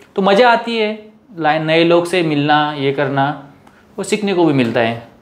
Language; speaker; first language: Hindi; non-native, local second language; Marathi